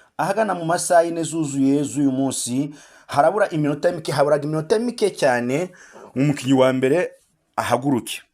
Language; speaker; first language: Kinyarwanda; native; Kinyarwanda